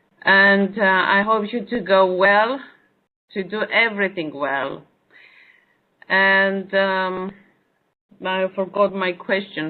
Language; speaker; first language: English; non-native, learner; Greek